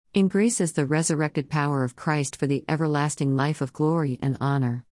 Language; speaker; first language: English; non-native, local second language; Jamaican Creole English